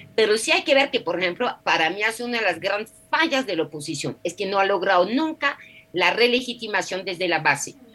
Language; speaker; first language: Spanish; non-native, fluent; French